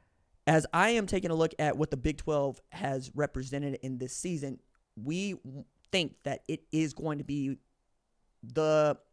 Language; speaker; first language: English; native; English